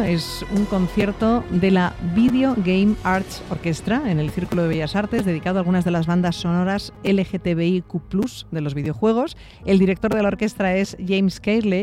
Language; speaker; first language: Spanish; native; Spanish